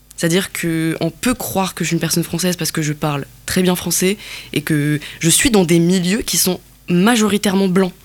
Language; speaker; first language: French; non-native, local second language; Kabyle